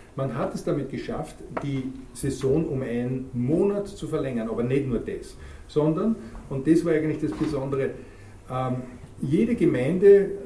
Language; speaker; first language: German; native; German